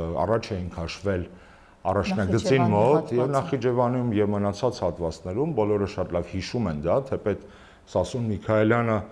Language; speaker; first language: Armenian; native; Armenian